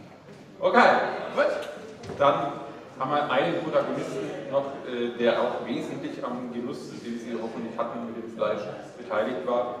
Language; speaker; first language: German; native; German